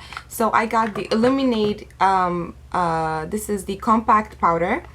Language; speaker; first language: English; native; English